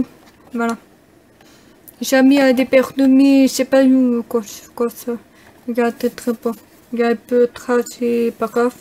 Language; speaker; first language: French; non-native, learner; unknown